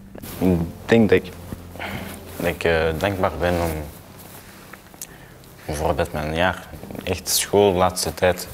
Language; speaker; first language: Dutch; early bilingual, other home language; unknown